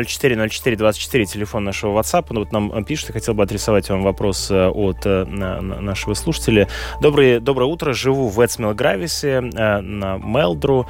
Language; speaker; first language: Russian; native; Russian